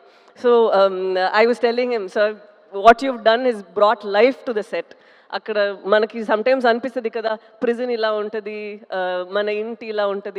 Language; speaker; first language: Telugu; non-native, local second language; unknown